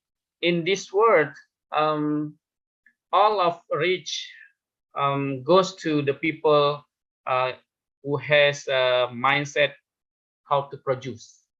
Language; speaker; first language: English; non-native, fluent; Indonesian